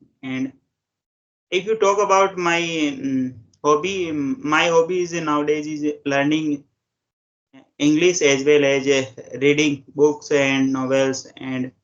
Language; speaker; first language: English; non-native, local second language; Hindi